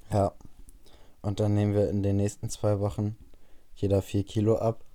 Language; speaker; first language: German; native; German